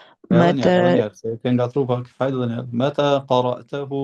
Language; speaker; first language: Arabic; non-native, fluent; Albanian